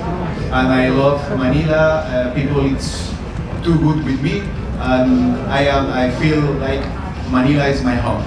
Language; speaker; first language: English; non-native, learner; Spanish